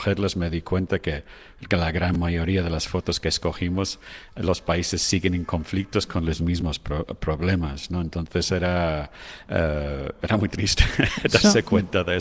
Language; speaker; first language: Spanish; non-native, fluent; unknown